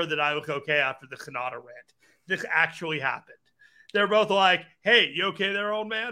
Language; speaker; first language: English; native; English